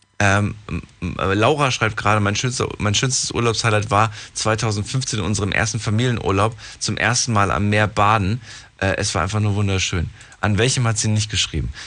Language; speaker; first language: German; native; German